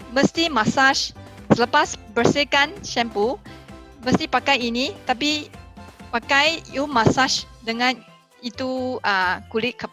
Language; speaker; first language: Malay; non-native, local second language; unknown